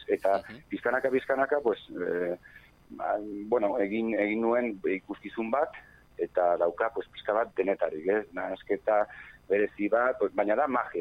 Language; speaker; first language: Basque; non-native, local second language; Spanish